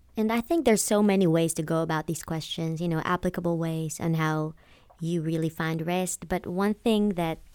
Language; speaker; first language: English; non-native, local second language; Filipino